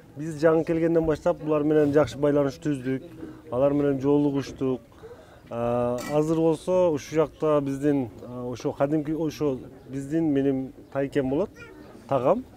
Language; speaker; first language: Kyrgyz; early bilingual, heritage; Kyrgyz